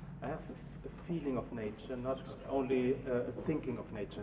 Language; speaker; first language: English; non-native, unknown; German